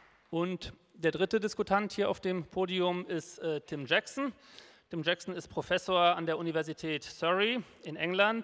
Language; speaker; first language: German; native; German